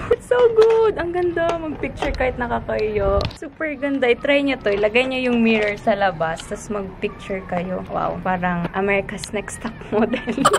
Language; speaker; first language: Filipino; non-native, local second language; Hiligaynon